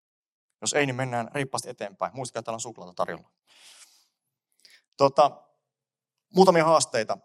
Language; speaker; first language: Finnish; native; Finnish